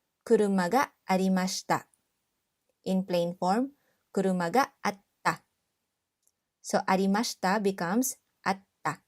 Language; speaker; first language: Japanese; non-native, fluent; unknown